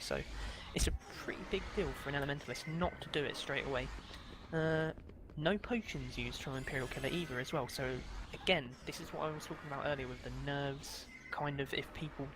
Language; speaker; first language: English; native; English